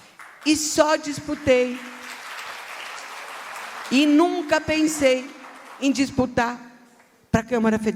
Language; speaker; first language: Portuguese; native; Portuguese